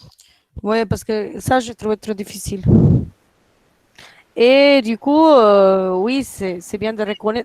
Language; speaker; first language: French; non-native, fluent; Spanish